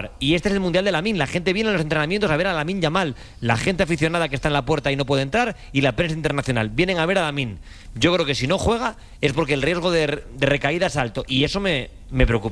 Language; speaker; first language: Spanish; native; Spanish